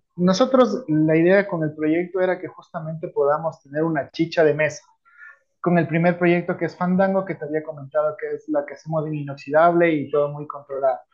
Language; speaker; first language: Spanish; native; Spanish